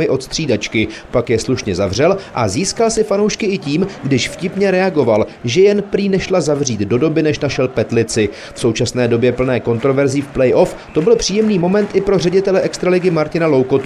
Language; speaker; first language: Czech; native; Czech